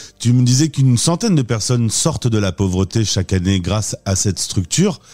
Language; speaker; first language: French; native; French